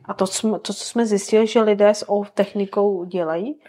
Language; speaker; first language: Czech; native; Czech